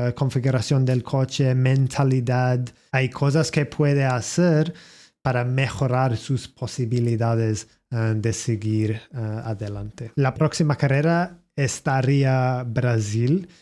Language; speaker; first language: Spanish; non-native, learner; English